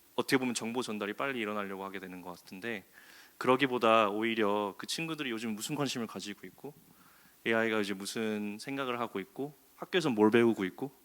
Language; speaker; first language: Korean; early bilingual, heritage; Korean